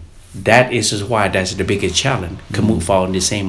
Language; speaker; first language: English; non-native, fluent; Lao